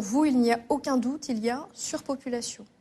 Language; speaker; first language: French; native; French